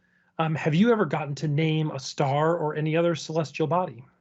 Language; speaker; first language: English; native; English